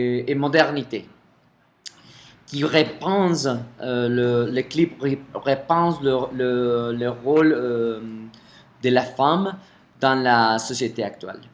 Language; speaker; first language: French; non-native, fluent; Spanish